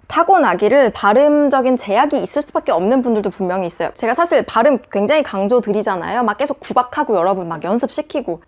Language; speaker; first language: Korean; native; Korean